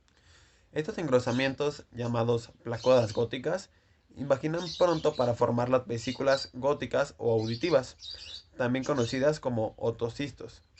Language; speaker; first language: Spanish; native; Spanish